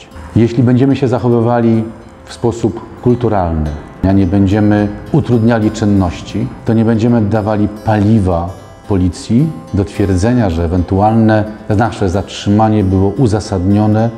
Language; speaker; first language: Polish; native; Polish